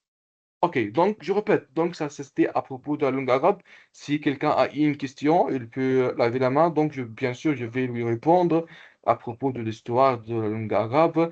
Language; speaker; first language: French; non-native, local second language; Comorian